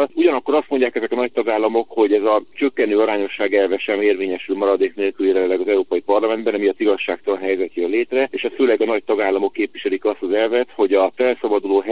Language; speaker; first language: Hungarian; native; Hungarian